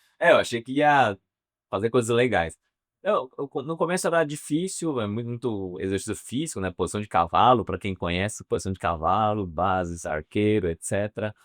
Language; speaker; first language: Portuguese; non-native, fluent; Chinese